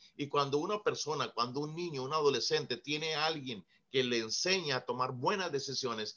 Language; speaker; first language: Spanish; native; Spanish